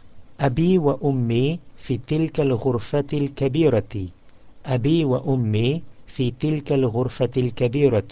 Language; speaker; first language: Arabic; non-native, fluent; English